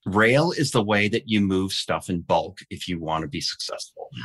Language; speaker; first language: English; non-native, fluent; Danish